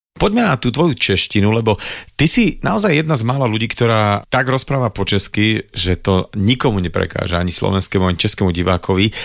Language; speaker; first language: Slovak; native; Slovak